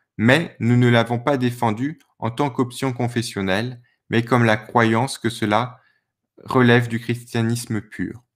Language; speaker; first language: French; native; French